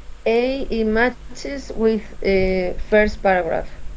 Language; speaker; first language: English; non-native, learner; Spanish